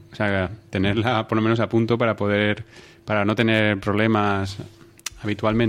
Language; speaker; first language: Spanish; native; Spanish